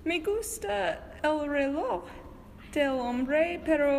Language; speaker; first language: Spanish; non-native, learner; English